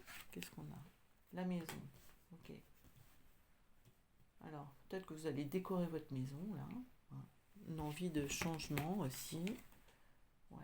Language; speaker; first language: French; native; French